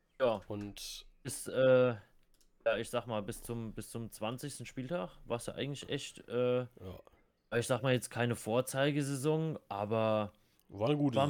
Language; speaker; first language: German; native; German